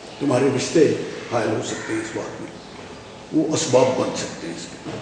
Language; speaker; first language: Urdu; non-native, local second language; Punjabi